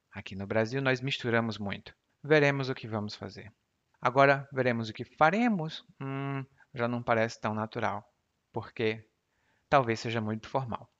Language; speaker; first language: Portuguese; native; Portuguese